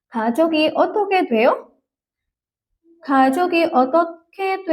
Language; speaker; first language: Korean; non-native, fluent; Indonesian